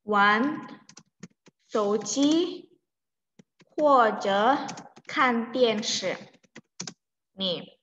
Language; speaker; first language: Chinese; non-native, fluent; Indonesian